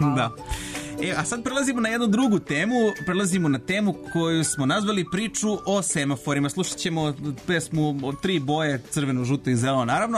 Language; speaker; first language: Serbian; native; Serbian